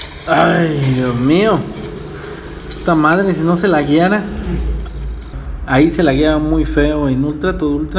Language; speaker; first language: Spanish; native; Spanish